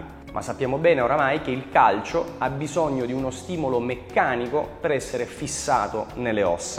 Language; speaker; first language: Italian; native; Italian